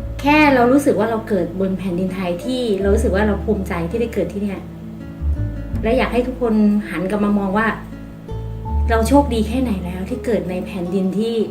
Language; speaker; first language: Thai; native; Thai